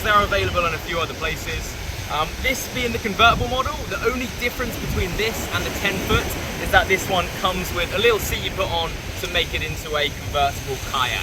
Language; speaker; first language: English; native; English